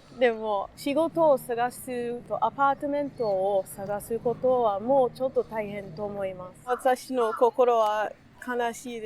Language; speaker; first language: Japanese; non-native, learner; English